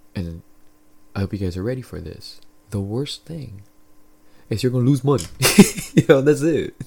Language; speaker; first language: English; non-native, local second language; Filipino